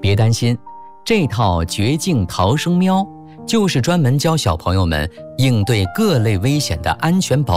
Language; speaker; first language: Chinese; native; Chinese